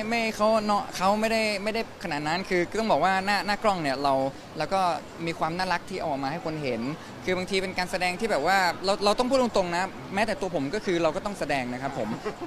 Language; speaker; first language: Thai; native; Thai